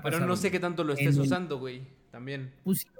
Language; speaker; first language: Spanish; native; Spanish